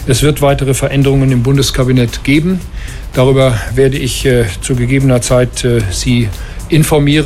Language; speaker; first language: German; native; German